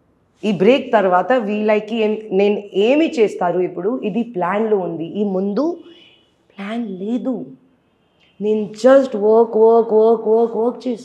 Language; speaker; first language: Telugu; non-native, learner; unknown